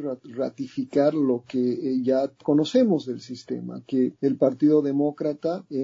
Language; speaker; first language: Spanish; native; Spanish